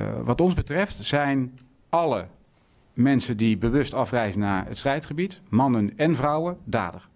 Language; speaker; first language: Dutch; native; Dutch